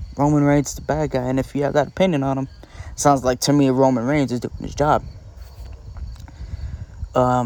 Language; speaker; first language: English; native; English